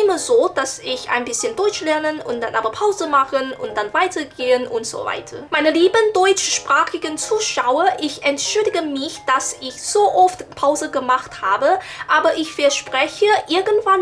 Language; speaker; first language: German; non-native, learner; Chinese